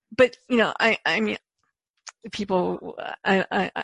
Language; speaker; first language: English; native; English